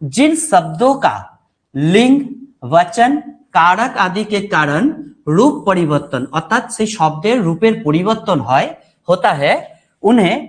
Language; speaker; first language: Hindi; non-native, local second language; Bangla